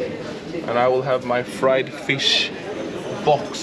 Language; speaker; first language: English; non-native, fluent; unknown